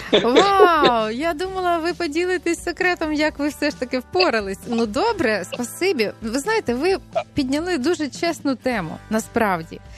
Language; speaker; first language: Ukrainian; native; Ukrainian